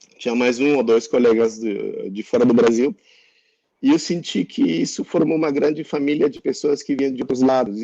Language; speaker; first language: Portuguese; non-native, fluent; Spanish